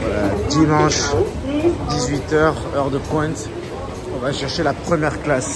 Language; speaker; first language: French; native; French